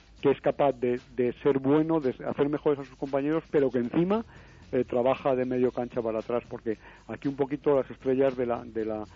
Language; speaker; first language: Spanish; native; Spanish